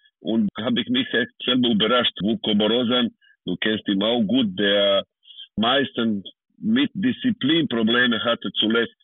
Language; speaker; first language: German; non-native, fluent; Serbian